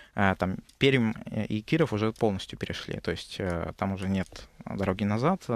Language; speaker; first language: Russian; native; Russian